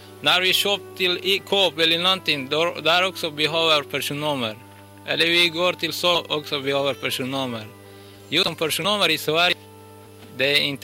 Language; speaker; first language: Swedish; non-native, learner; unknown